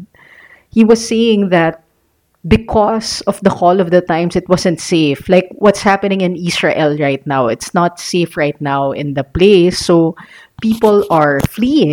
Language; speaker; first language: English; non-native, local second language; Filipino